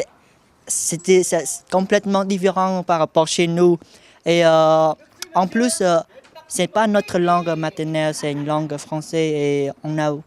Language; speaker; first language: French; non-native, fluent; Khmer